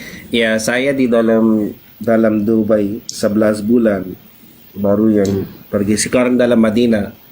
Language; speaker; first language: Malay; non-native, learner; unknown